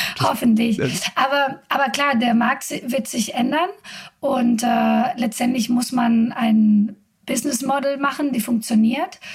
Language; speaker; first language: German; non-native, fluent; Spanish